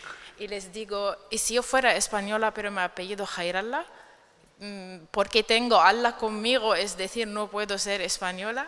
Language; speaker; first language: Spanish; non-native, fluent; Arabic